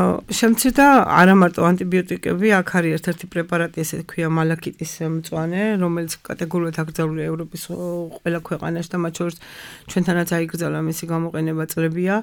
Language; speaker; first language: Georgian; native; Georgian